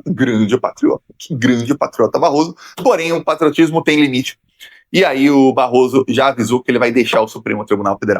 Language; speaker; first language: Portuguese; native; Portuguese